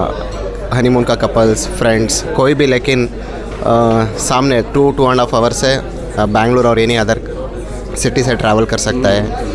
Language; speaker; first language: Hindi; non-native, local second language; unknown